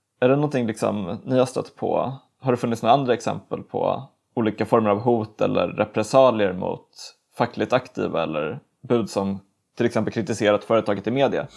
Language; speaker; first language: Swedish; native; Swedish